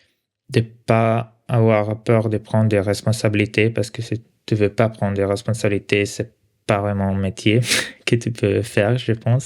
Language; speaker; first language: French; non-native, local second language; Italian